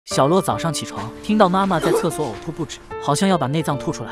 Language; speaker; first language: Chinese; native; Chinese